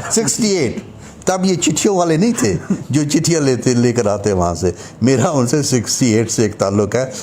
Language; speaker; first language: Urdu; non-native, local second language; Kashmiri